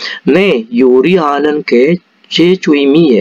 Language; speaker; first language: Korean; non-native, fluent; Indonesian